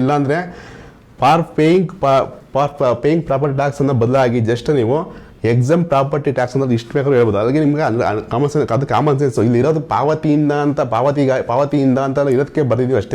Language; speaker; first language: Kannada; native; Kannada